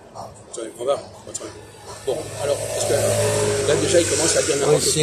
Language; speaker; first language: French; native; French